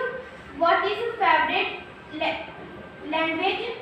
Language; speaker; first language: English; non-native, learner; Hindi